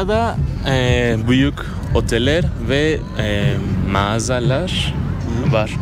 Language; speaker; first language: Turkish; non-native, fluent; Spanish